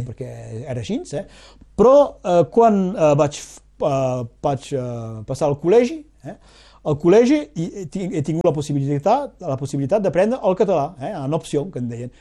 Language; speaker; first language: Catalan; non-native, local second language; French